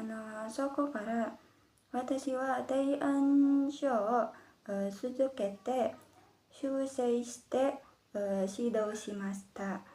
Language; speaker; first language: Japanese; non-native, learner; Indonesian